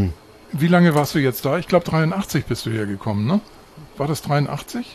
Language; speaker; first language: German; native; German